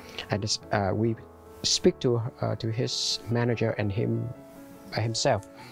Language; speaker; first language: English; non-native, fluent; Vietnamese